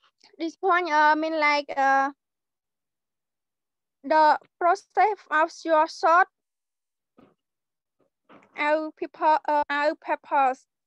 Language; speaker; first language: English; non-native, learner; Khmer